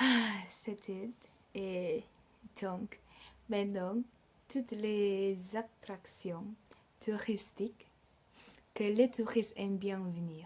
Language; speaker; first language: French; non-native, learner; Indonesian